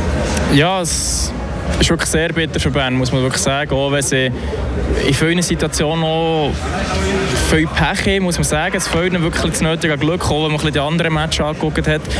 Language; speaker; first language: German; native; German